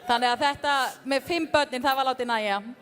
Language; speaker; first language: Icelandic; native; Icelandic